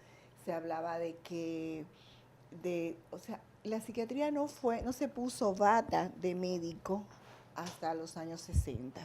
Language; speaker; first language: Spanish; native; Spanish